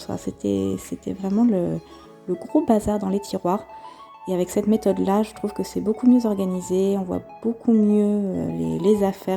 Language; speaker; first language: French; native; French